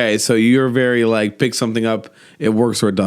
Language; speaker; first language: English; native; English